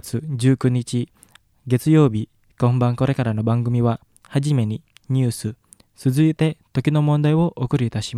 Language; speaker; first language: Japanese; non-native, learner; Indonesian